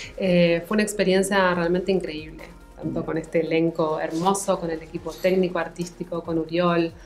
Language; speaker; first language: Spanish; native; Spanish